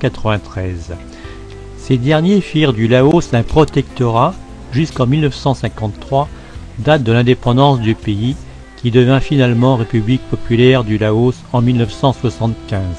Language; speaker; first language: French; native; French